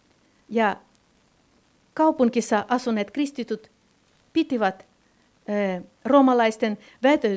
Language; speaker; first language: Finnish; non-native, fluent; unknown